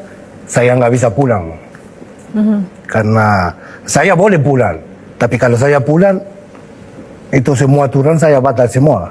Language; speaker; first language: Indonesian; non-native, fluent; Spanish